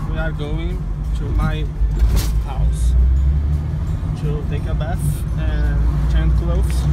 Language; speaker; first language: English; non-native, learner; Portuguese